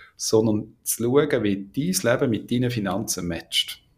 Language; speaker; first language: German; native; German